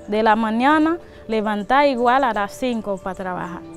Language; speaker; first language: Spanish; non-native, learner; Haitian Creole